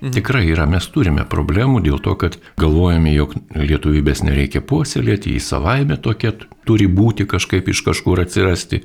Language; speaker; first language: Lithuanian; native; Lithuanian